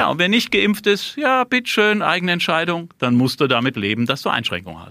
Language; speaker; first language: German; native; German